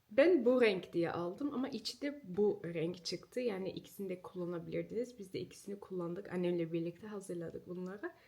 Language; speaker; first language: Turkish; early bilingual, heritage; Turkish